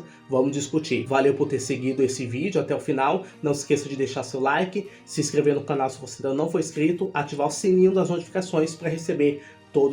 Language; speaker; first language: Portuguese; native; Portuguese